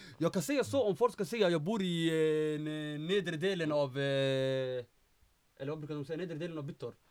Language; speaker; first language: Swedish; native; Swedish